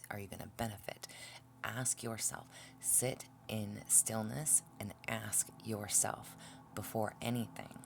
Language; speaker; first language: English; native; English